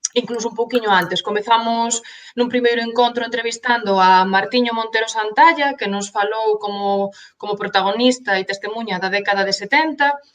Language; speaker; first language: Galician; native; Galician